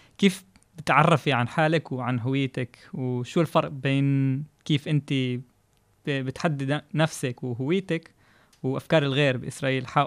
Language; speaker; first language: Arabic; non-native, fluent; Hebrew